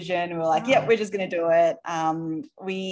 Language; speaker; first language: English; native; English